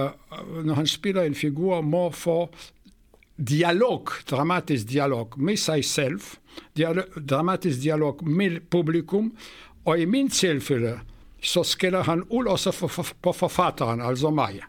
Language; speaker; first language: Swedish; non-native, fluent; Polish